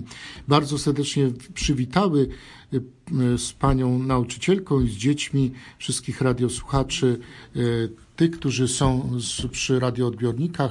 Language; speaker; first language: Polish; native; Polish